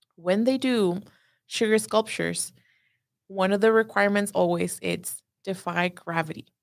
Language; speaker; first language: English; non-native, fluent; Spanish